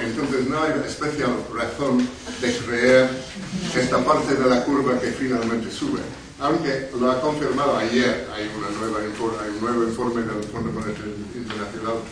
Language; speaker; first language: Spanish; non-native, fluent; English